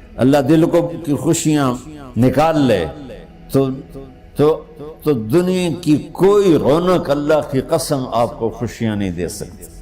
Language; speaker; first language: Urdu; non-native, local second language; Punjabi